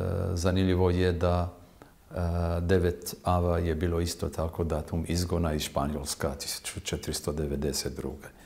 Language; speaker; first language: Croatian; non-native, fluent; Hebrew